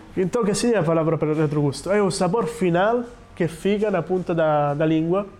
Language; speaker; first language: Portuguese; non-native, learner; Italian